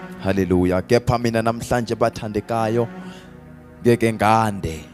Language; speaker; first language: Zulu; non-native, local second language; South Ndebele